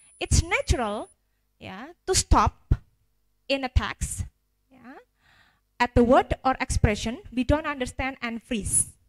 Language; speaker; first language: English; non-native, fluent; Indonesian